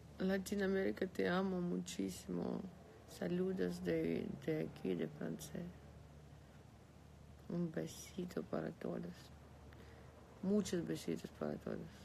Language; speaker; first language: Spanish; non-native, learner; Russian